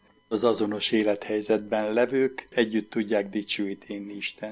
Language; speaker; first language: Hungarian; native; Hungarian